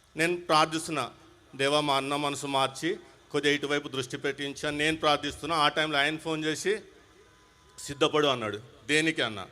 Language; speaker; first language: Telugu; non-native, local second language; Hindi